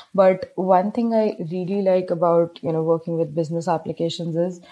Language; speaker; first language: English; non-native, local second language; Hindi